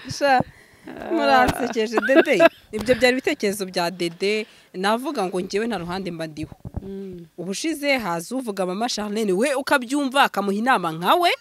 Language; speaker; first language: Kinyarwanda; native; Kinyarwanda